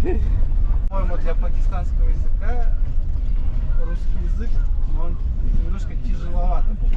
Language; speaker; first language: Russian; native; Russian